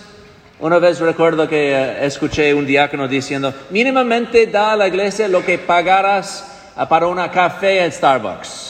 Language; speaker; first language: Spanish; non-native, fluent; English